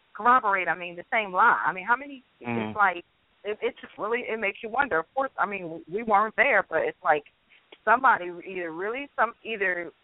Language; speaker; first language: English; native; English